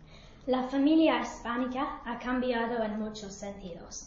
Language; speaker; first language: Spanish; non-native, learner; English